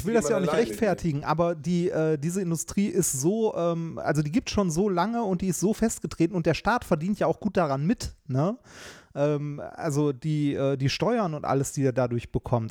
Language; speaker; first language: German; native; German